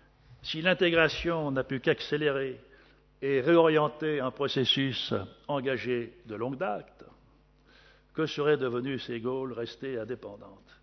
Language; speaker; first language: French; native; French